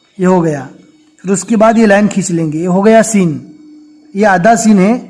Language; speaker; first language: Hindi; native; Hindi